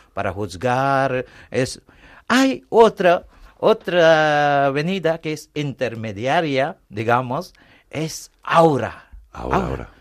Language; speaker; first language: Spanish; non-native, fluent; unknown